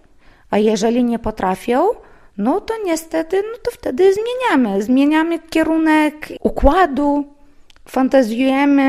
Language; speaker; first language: Polish; non-native, local second language; Lithuanian